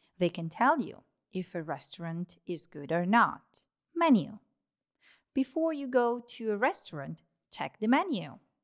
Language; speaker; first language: English; non-native, fluent; Italian